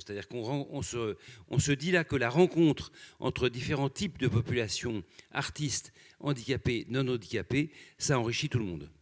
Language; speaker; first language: French; native; French